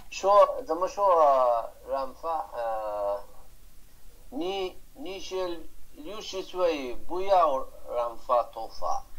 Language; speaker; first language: Chinese; non-native, learner; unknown